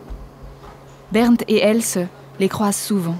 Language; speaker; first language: French; native; French